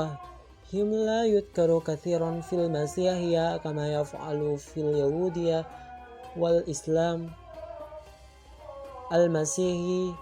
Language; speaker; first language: Arabic; non-native, learner; Indonesian